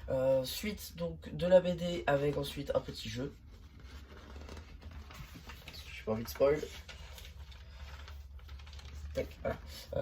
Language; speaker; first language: French; native; French